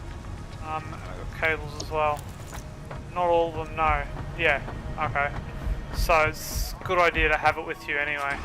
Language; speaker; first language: English; native; English